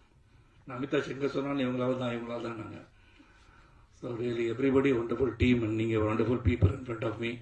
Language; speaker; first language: Tamil; native; Tamil